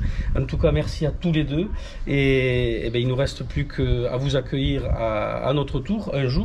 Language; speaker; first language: French; native; French